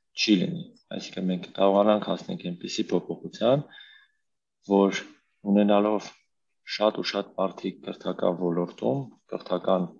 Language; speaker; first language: Armenian; native; Armenian